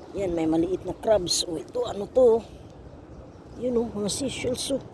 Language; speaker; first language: Filipino; non-native, local second language; Cebuano